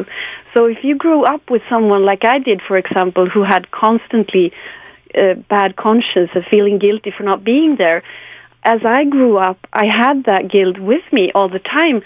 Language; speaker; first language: English; non-native, fluent; Swedish